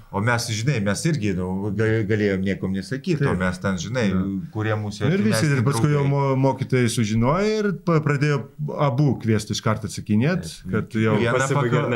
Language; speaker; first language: Lithuanian; non-native, local second language; Polish